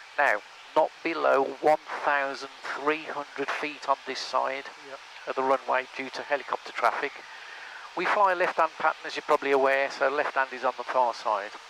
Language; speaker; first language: English; native; English